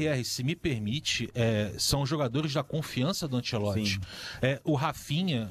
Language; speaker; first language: Portuguese; native; Portuguese